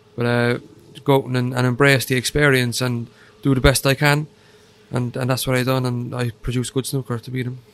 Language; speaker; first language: English; native; English